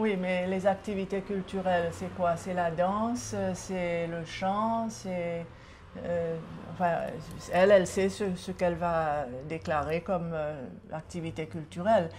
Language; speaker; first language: French; non-native, local second language; Seselwa Creole French